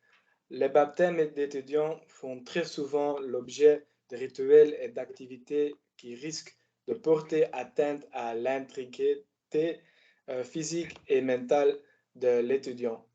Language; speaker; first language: French; non-native, learner; Dutch